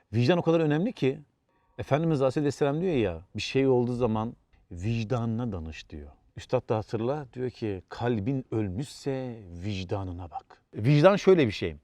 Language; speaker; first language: Turkish; native; Turkish